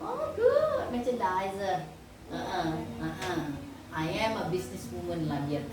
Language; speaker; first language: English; non-native, fluent; Indonesian